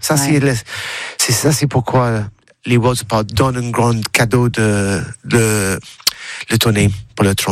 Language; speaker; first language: French; non-native, learner; English